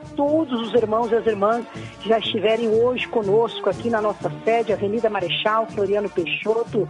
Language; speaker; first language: Portuguese; native; Portuguese